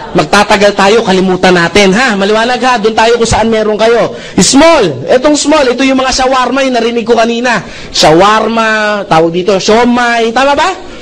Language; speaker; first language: Filipino; non-native, local second language; Cebuano